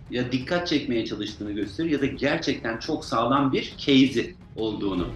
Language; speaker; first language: Turkish; native; Turkish